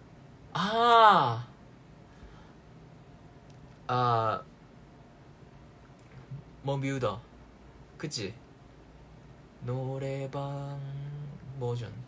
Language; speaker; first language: Korean; non-native, learner; Thai